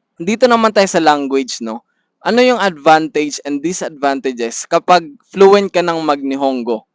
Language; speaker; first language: Filipino; native; Filipino